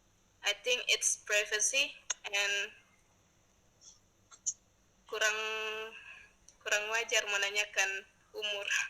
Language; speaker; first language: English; non-native, learner; Indonesian